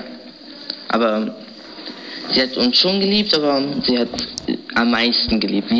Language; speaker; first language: German; early bilingual, other home language; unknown